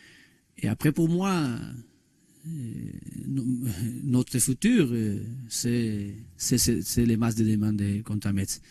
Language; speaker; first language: French; non-native, learner; Spanish